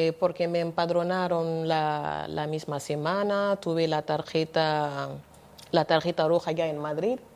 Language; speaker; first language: Spanish; non-native, fluent; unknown